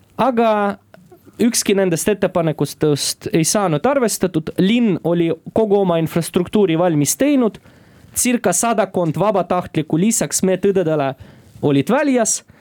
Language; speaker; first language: Estonian; non-native, local second language; Russian